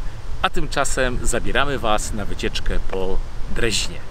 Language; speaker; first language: Polish; native; Polish